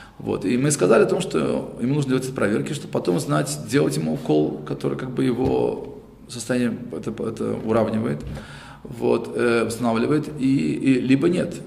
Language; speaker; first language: Russian; early bilingual, heritage; Russian